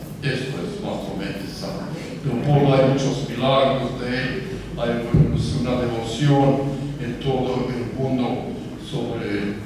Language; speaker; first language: Spanish; non-native, fluent; Croatian